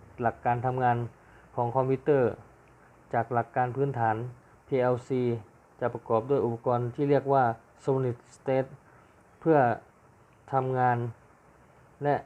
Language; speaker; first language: Thai; native; Thai